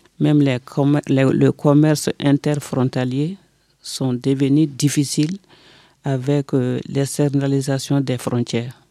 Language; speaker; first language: French; non-native, local second language; Bambara